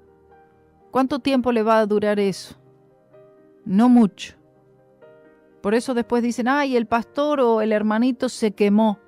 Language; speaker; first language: Spanish; native; Spanish